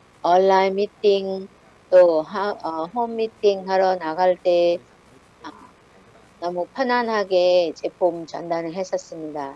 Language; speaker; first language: Korean; non-native, learner; Thai